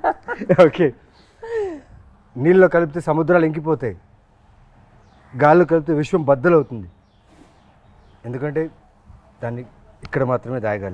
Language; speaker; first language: Telugu; native; Telugu